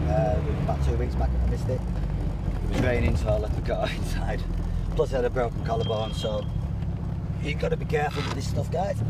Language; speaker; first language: English; native; English